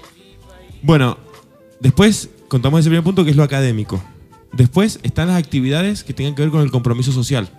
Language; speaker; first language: Spanish; native; Spanish